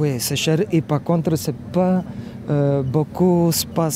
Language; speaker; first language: French; non-native, learner; Romanian